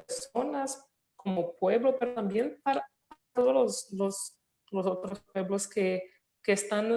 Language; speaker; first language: Spanish; non-native, fluent; Portuguese